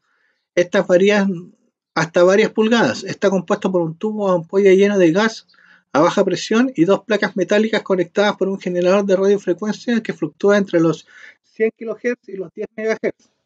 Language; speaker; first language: Spanish; native; Spanish